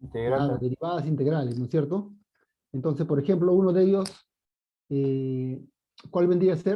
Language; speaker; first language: Spanish; native; Spanish